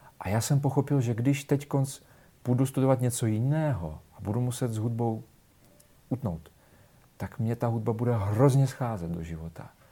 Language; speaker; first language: Czech; non-native, fluent; Russian